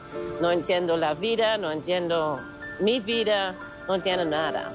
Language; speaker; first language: Spanish; non-native, learner; Dutch